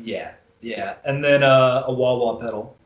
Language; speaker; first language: English; native; English